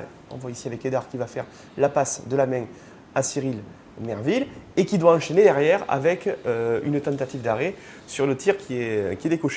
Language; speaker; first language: French; native; French